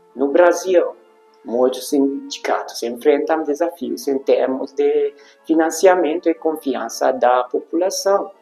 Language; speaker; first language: Portuguese; non-native, fluent; Hungarian